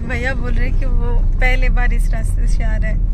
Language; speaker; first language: Hindi; non-native, local second language; Bangla